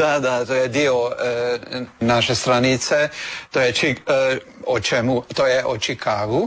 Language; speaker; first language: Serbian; non-native, local second language; Hungarian